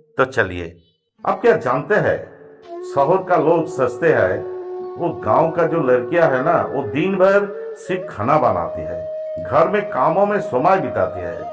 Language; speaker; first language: Hindi; non-native, local second language; Bangla